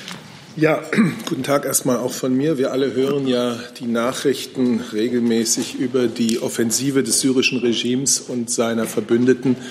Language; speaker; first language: German; native; German